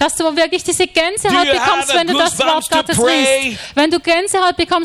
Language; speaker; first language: German; native; German